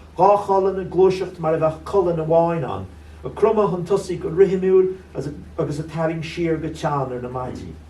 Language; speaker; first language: Irish; non-native, local second language; English